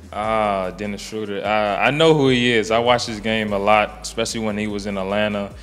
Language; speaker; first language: English; native; English